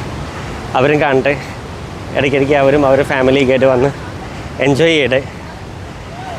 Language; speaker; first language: Malayalam; native; Malayalam